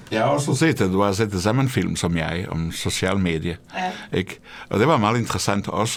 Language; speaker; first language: Danish; non-native, fluent; Portuguese